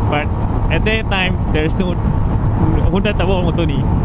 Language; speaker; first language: English; non-native, local second language; Malay